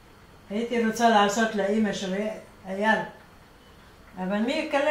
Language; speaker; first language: Hebrew; non-native, fluent; Arabic